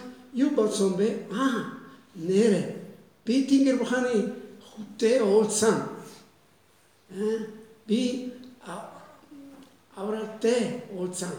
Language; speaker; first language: Mongolian; non-native, fluent; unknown